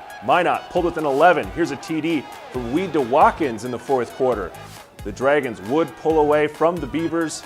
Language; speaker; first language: English; native; English